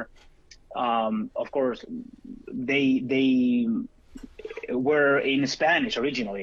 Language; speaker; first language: English; non-native, fluent; Spanish